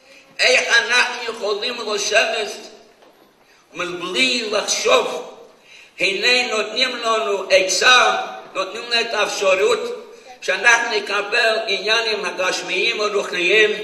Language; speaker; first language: Hebrew; non-native, fluent; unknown